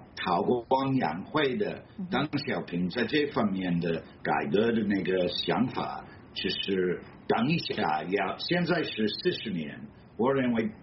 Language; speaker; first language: Chinese; non-native, fluent; English